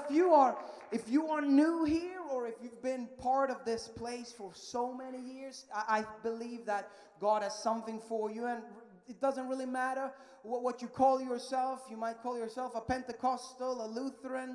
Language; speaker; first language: English; non-native, fluent; Swedish